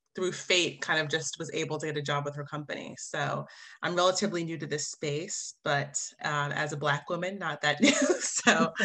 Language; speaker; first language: English; native; English